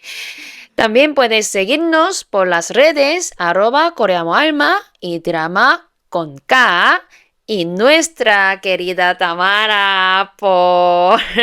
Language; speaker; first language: Spanish; non-native, fluent; Korean